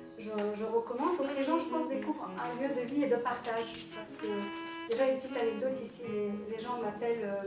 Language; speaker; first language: French; non-native, local second language; Arabic